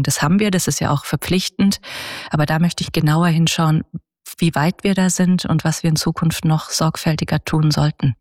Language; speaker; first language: German; native; German